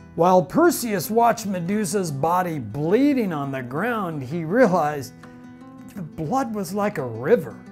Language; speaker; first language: English; native; English